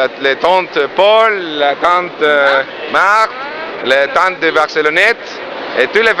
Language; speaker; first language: French; early bilingual, heritage; Spanish